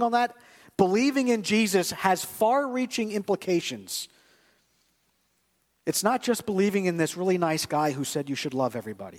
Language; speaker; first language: English; native; English